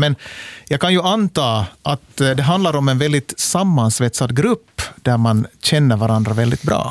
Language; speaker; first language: Swedish; native; Swedish